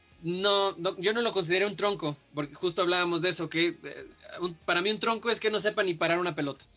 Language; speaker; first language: Spanish; native; Spanish